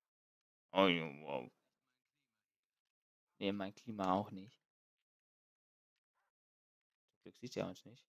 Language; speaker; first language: German; native; German